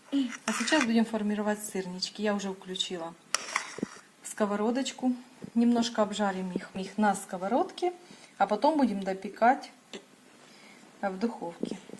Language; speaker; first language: Russian; native; Russian